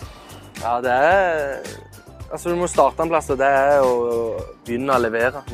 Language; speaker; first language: Swedish; non-native, learner; Norwegian